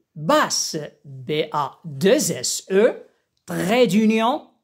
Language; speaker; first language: French; non-native, local second language; Arabic